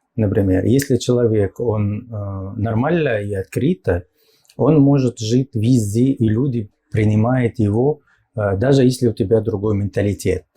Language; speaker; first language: Russian; non-native, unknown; Arabic